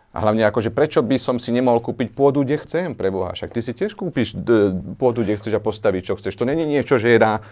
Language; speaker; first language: Slovak; native; Slovak